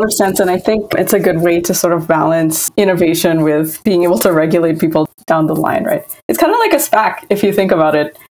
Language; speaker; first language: English; non-native, local second language; Filipino